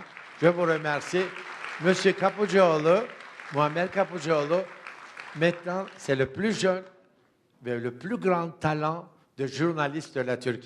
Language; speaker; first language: French; non-native, fluent; Turkish